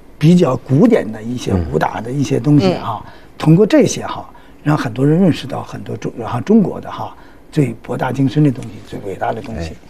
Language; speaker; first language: Chinese; native; Chinese